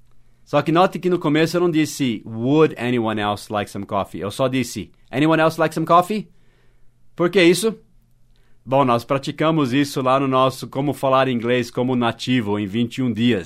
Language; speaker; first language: Portuguese; non-native, fluent; English